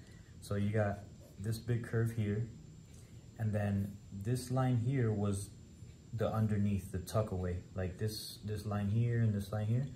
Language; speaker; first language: English; native; English